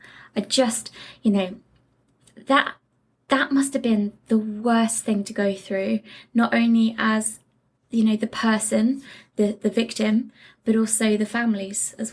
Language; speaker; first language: English; native; English